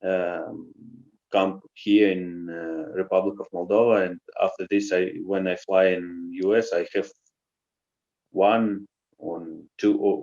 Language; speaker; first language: English; non-native, learner; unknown